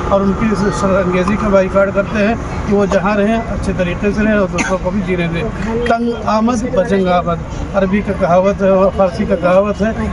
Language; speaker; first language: Hindi; native; Hindi